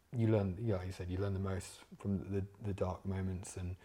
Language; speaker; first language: English; native; English